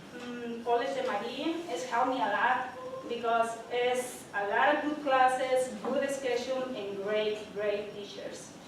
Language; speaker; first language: English; non-native, learner; Spanish